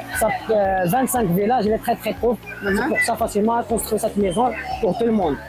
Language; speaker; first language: French; non-native, local second language; Berber languages